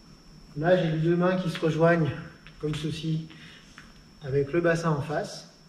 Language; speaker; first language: French; native; French